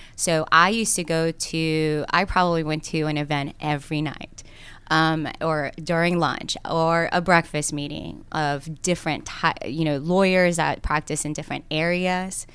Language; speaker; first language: English; early bilingual, other home language; Korean